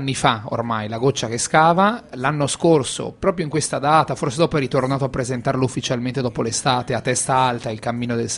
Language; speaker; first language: Italian; native; Italian